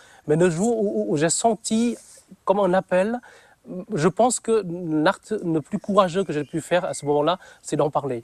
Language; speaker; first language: French; non-native, fluent; Vietnamese